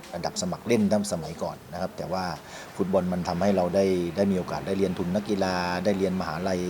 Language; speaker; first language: Thai; native; Thai